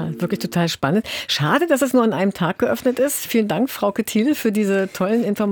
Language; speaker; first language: German; native; German